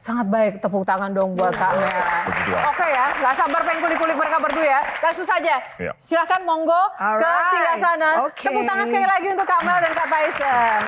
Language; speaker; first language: Indonesian; native; Indonesian